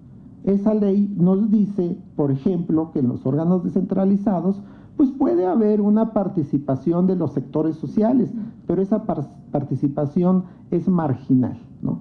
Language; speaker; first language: Spanish; native; Spanish